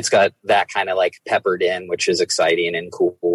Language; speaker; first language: English; native; English